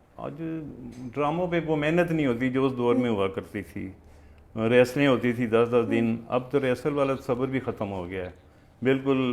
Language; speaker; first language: Urdu; non-native, local second language; Punjabi